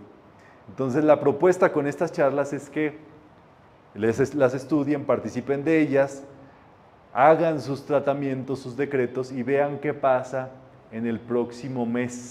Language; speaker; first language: Spanish; native; Spanish